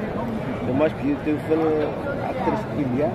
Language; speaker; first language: English; non-native, learner; Indonesian